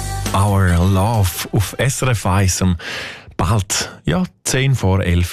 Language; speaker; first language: German; native; German